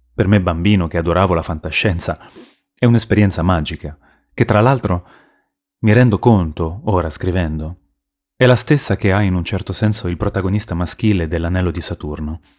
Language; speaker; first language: Italian; native; Italian